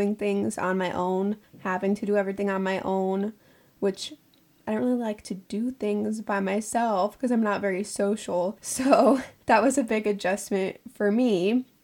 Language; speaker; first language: English; native; English